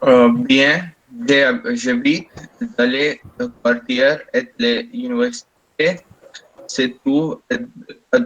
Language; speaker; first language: French; non-native, learner; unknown